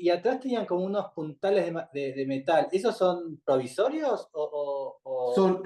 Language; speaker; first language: Spanish; native; Spanish